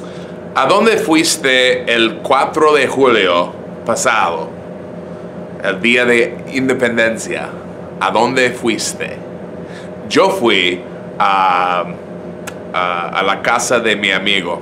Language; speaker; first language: Spanish; non-native, fluent; English